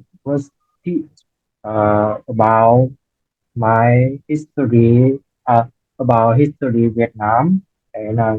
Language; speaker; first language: English; non-native, learner; Vietnamese